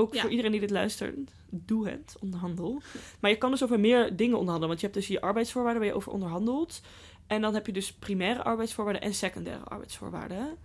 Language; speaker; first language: Dutch; native; Dutch